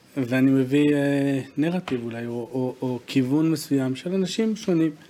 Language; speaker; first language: Hebrew; native; Hebrew